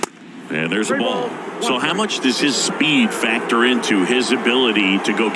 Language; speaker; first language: English; native; English